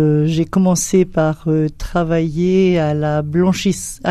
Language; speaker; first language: French; native; French